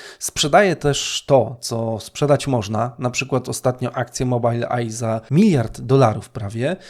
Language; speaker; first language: Polish; native; Polish